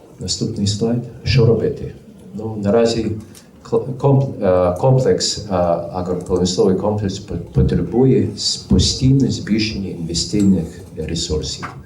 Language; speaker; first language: Ukrainian; early bilingual, heritage; Ukrainian